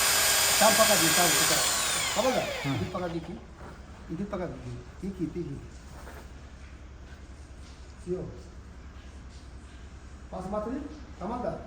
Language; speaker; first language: Russian; non-native, learner; Hindi